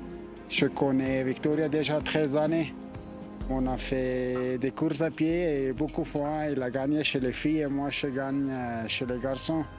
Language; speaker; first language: French; non-native, local second language; German